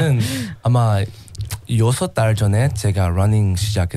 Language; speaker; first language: Korean; non-native, learner; English